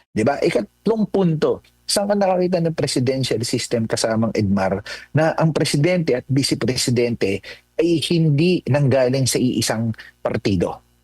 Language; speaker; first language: Filipino; native; Filipino